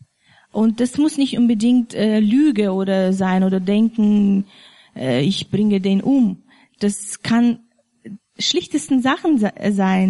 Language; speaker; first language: German; non-native, fluent; Russian